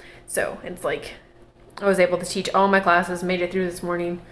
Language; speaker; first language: English; native; English